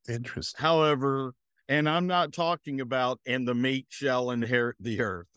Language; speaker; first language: English; native; English